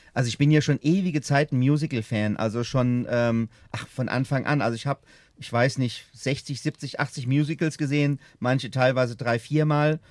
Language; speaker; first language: German; native; German